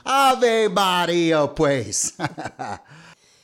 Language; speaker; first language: Spanish; non-native, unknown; English